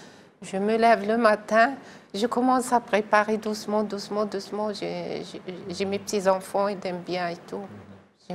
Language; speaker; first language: French; non-native, learner; Arabic